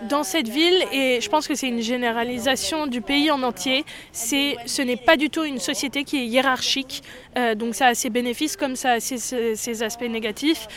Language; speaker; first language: French; native; French